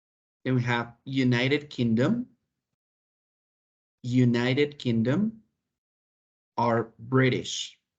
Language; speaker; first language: English; non-native, fluent; Spanish